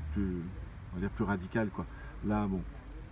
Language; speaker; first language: French; native; French